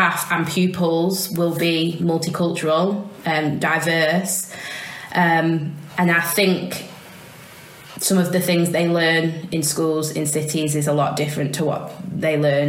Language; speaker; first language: English; native; English